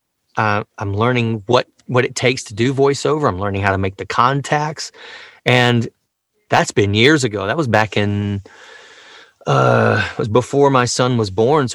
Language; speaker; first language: English; native; English